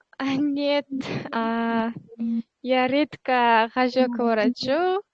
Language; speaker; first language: Russian; non-native, learner; Uzbek